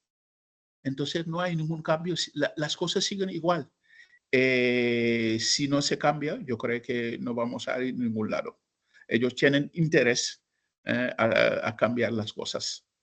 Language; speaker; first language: Spanish; non-native, fluent; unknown